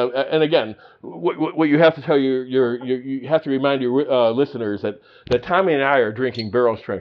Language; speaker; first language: English; native; English